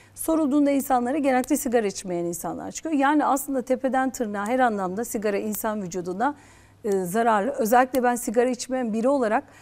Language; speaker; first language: Turkish; native; Turkish